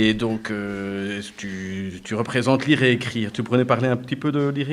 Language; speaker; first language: French; native; French